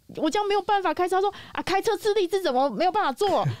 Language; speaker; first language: Chinese; native; Chinese